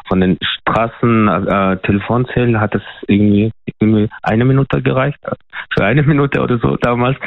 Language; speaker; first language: German; non-native, fluent; Mongolian